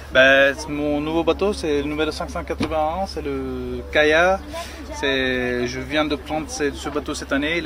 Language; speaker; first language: French; non-native, fluent; Turkish